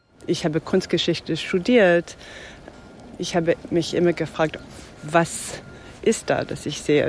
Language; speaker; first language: German; non-native, fluent; English